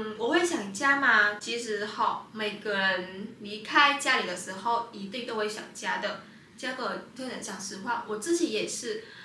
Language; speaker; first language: Chinese; non-native, fluent; Vietnamese